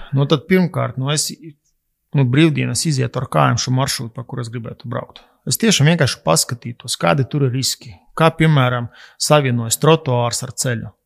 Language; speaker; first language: Latvian; native; Latvian